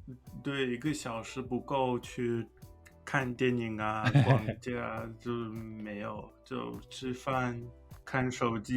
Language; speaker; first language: Chinese; non-native, fluent; English